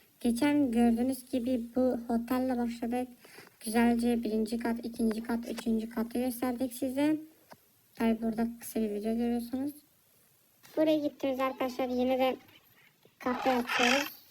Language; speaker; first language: Turkish; early bilingual, heritage; Turkish